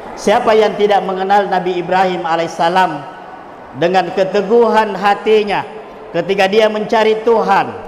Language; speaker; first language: Indonesian; non-native, local second language; Buginese